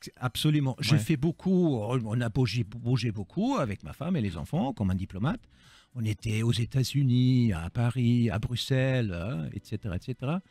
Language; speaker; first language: French; non-native, fluent; German